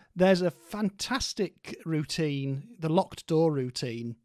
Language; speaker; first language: English; native; English